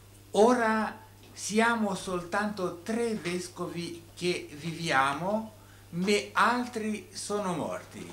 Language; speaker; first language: Italian; non-native, fluent; Romanian